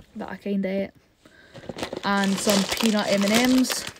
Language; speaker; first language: English; native; English